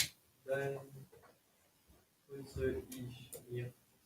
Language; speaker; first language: German; non-native, learner; English